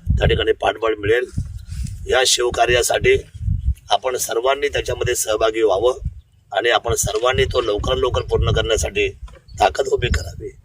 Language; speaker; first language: Marathi; native; Marathi